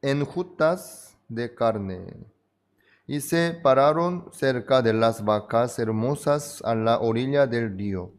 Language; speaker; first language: Spanish; non-native, fluent; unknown